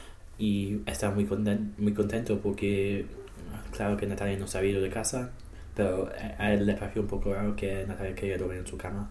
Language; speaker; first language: Spanish; non-native, learner; English